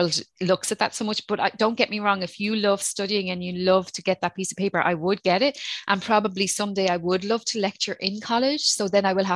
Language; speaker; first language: English; native; English